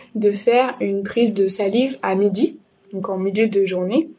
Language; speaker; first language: French; native; French